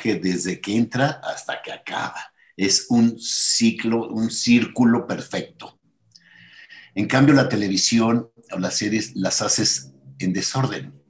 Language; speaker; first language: Spanish; native; Spanish